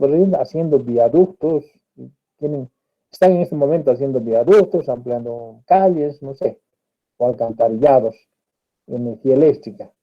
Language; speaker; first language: Spanish; native; Spanish